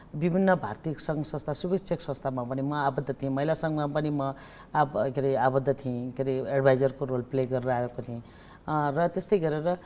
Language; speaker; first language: Nepali; native; Nepali